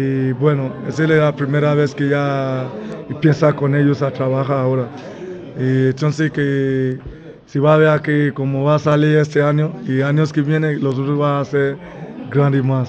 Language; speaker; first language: Spanish; non-native, learner; Bini